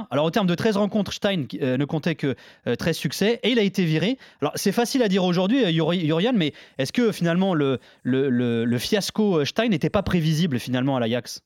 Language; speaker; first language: French; native; French